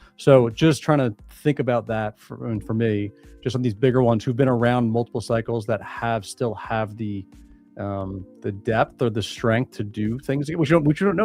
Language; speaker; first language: English; native; English